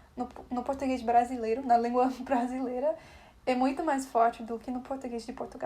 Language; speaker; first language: Portuguese; non-native, fluent; English